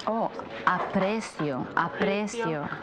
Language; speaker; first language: Spanish; non-native, fluent; English